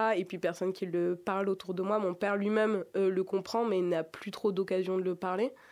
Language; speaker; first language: French; native; French